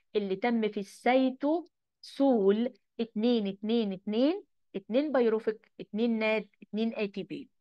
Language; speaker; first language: Arabic; native; Arabic